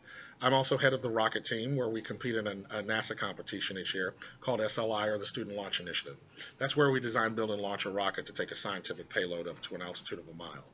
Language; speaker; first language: English; native; English